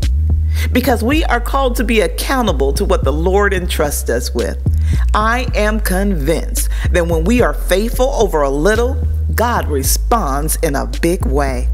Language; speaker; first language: English; native; English